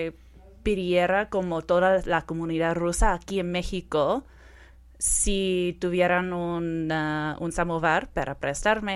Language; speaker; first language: Spanish; non-native, fluent; English